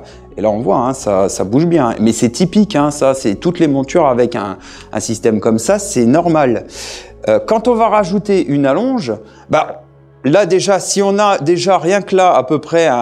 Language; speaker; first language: French; native; French